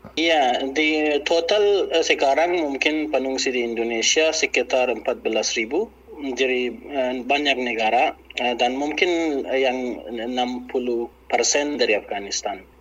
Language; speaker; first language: Indonesian; non-native, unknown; Persian